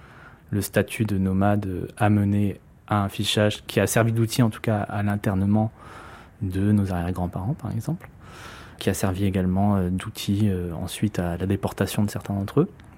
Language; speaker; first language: French; native; French